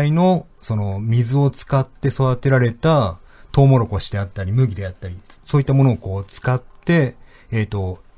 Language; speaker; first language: Japanese; native; Japanese